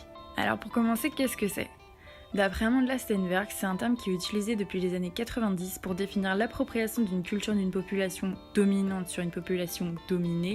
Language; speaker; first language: French; native; French